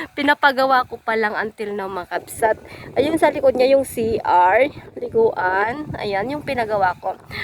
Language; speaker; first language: Filipino; non-native, local second language; Iloko